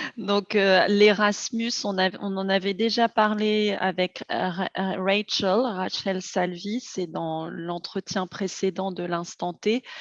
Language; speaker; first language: French; native; French